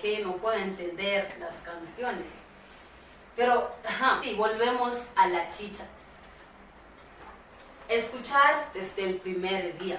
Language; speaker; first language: Spanish; non-native, fluent; Swahili